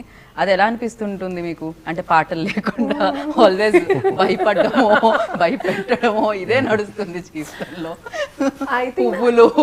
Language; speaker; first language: Telugu; native; Telugu